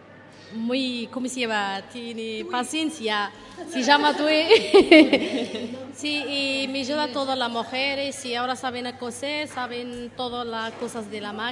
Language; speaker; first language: Spanish; non-native, learner; Arabic